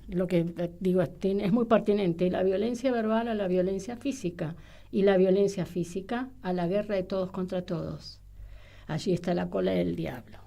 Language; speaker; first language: Spanish; native; Spanish